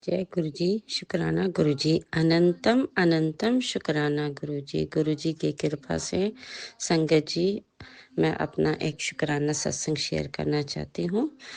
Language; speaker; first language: Hindi; native; Hindi